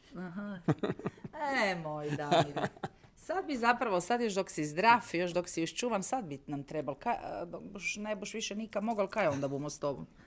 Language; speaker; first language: Croatian; native; Croatian